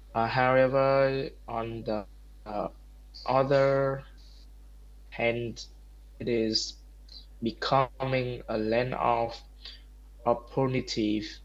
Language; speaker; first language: English; non-native, learner; Vietnamese